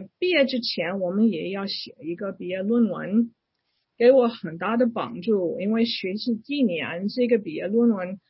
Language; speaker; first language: Chinese; non-native, fluent; English